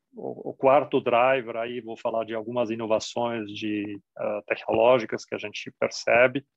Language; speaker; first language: Portuguese; non-native, fluent; German